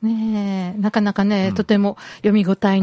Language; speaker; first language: Japanese; native; Japanese